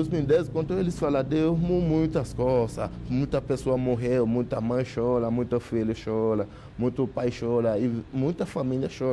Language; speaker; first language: Portuguese; non-native, learner; Haitian Creole